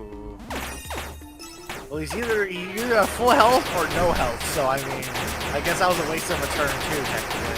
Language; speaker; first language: English; native; English